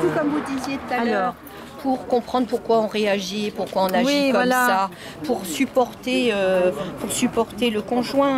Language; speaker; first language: French; native; French